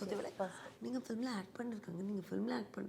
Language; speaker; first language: Tamil; non-native, learner; Hindi